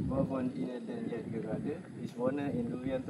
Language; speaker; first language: German; non-native, learner; Malay